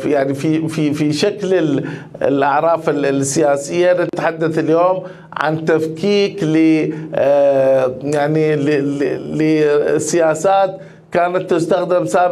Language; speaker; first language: Arabic; native; Arabic